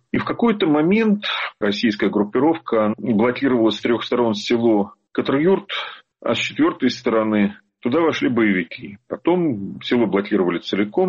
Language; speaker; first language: Russian; native; Russian